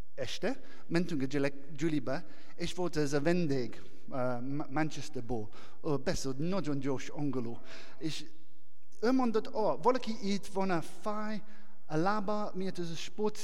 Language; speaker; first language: Hungarian; non-native, learner; English